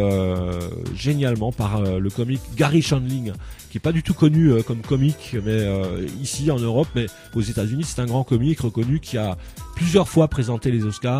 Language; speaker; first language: French; native; French